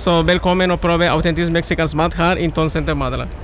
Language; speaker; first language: Norwegian; non-native, learner; Spanish